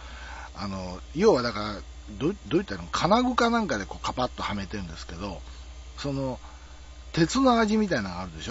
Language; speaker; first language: Japanese; native; Japanese